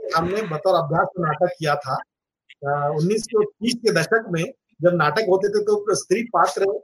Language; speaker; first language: Hindi; non-native, local second language; Marathi